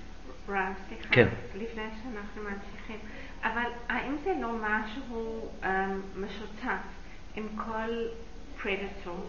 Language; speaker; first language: Hebrew; non-native, fluent; English